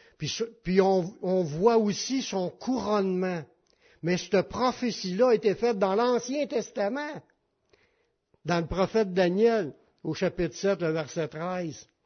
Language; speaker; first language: French; native; French